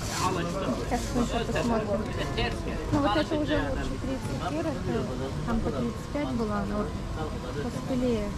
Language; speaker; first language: Russian; native; Russian